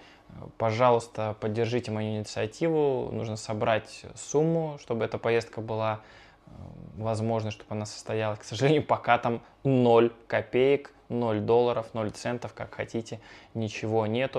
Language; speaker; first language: Russian; native; Russian